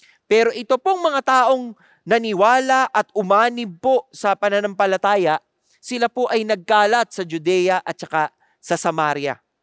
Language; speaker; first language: Filipino; native; Filipino